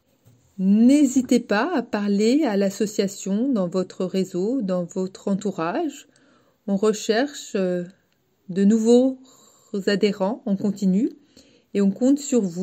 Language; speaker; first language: French; native; French